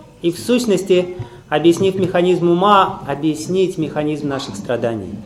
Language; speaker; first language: Russian; native; Russian